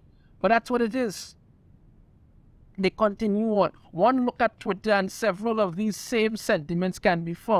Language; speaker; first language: English; native; English